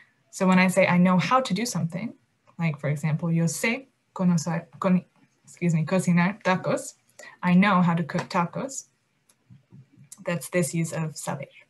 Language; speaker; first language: English; native; English